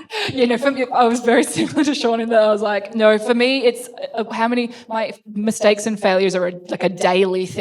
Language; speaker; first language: English; native; English